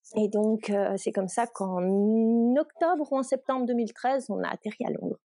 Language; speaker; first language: French; native; French